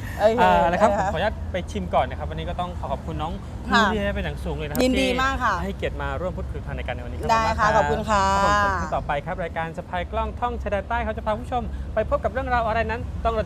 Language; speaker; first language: Thai; native; Thai